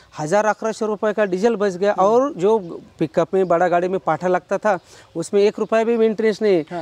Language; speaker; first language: Hindi; non-native, local second language; Marathi